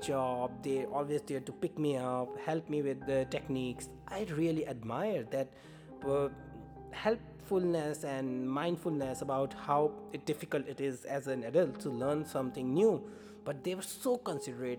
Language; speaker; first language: English; non-native, local second language; Hindi